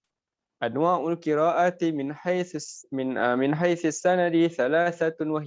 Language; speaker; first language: Arabic; non-native, fluent; Malay